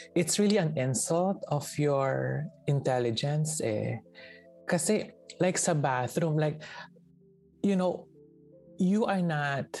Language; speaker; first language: English; non-native, local second language; Filipino